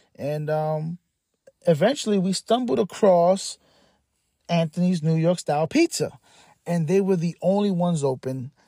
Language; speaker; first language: English; native; English